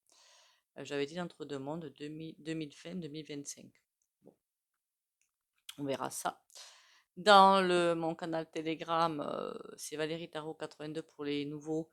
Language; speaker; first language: French; native; French